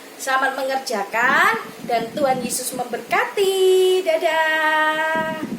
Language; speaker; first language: Indonesian; native; Indonesian